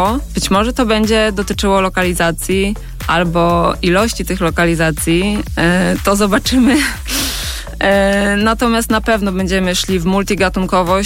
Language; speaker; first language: Polish; native; Polish